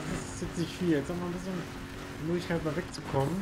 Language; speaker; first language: German; native; German